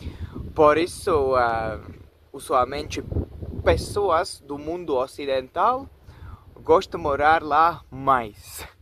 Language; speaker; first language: Portuguese; non-native, fluent; Latvian